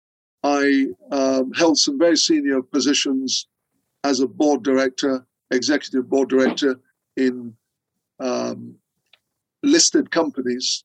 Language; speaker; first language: English; non-native, local second language; Akan